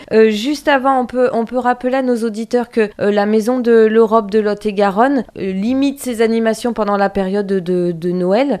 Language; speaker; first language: French; native; French